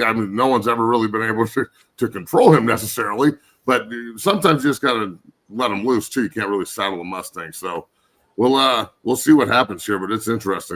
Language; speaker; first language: English; native; English